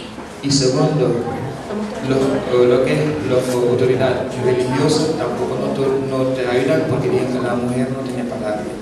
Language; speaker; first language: Spanish; non-native, fluent; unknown